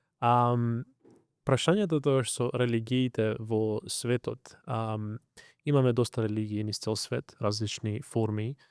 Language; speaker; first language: Macedonian; early bilingual, heritage; Macedonian